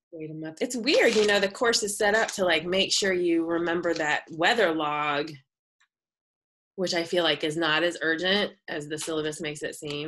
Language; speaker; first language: English; native; English